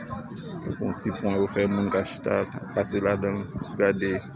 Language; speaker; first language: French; non-native, local second language; Haitian Creole